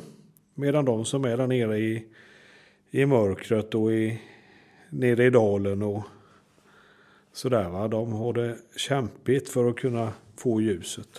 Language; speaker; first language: Swedish; native; Swedish